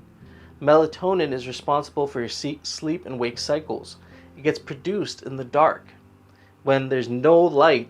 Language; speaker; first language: English; native; English